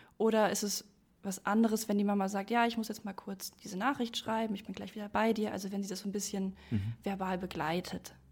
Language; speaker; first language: German; native; German